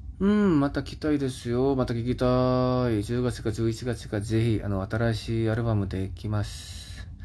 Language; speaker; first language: Japanese; non-native, fluent; Korean